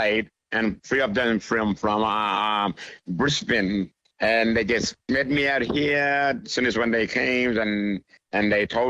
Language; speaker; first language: English; native; English